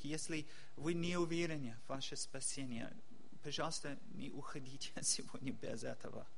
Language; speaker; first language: Russian; non-native, fluent; English